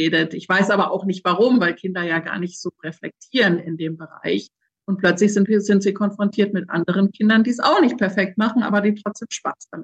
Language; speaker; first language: German; native; German